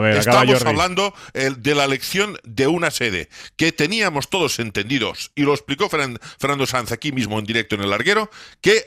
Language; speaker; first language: Spanish; native; Spanish